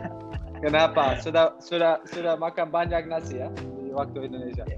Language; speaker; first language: Indonesian; non-native, learner; Dutch